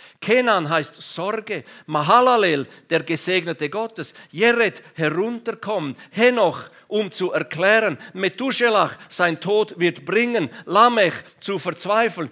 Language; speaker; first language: German; non-native, local second language; Romansh